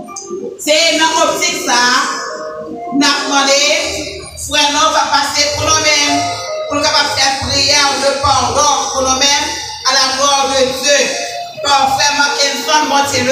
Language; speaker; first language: French; non-native, local second language; Haitian Creole